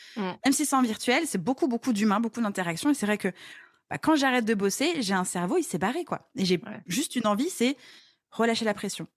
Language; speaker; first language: French; native; French